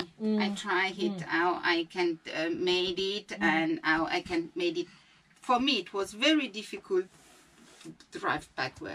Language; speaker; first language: English; non-native, learner; French